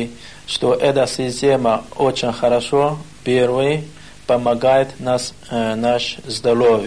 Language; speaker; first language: Russian; non-native, learner; Chinese